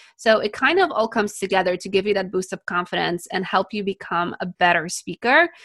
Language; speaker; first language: English; non-native, fluent; Polish